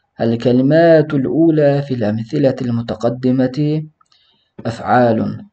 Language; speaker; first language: Arabic; non-native, fluent; Kyrgyz